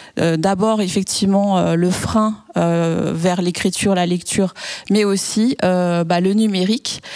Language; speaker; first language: French; native; French